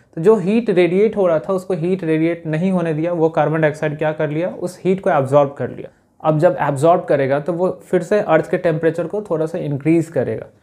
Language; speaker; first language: Hindi; native; Hindi